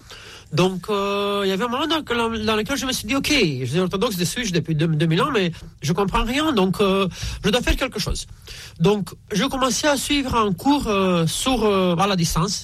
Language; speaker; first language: French; non-native, fluent; Romanian